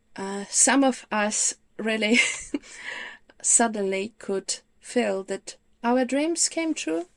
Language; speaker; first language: English; non-native, fluent; Ukrainian